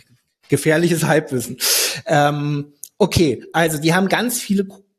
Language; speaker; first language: German; native; German